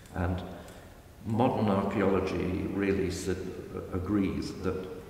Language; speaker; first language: English; native; English